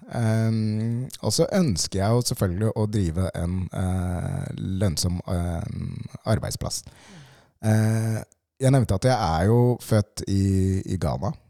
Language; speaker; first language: Norwegian; early bilingual, other home language; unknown